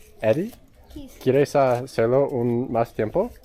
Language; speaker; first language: Spanish; non-native, learner; English